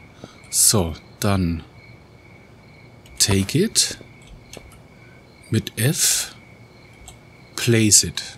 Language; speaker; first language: German; native; German